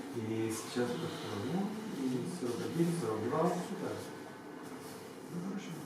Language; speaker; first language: Russian; non-native, learner; Czech